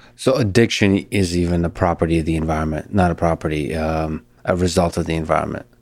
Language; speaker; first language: English; early bilingual, other home language; Russian